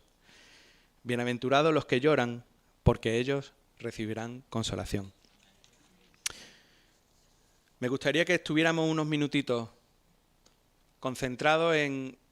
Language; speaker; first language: Spanish; native; Spanish